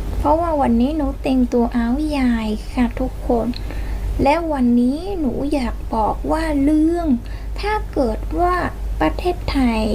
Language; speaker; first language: Thai; non-native, learner; Vietnamese